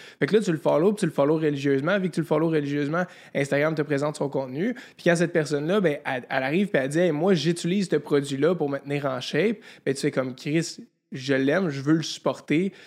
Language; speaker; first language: French; native; French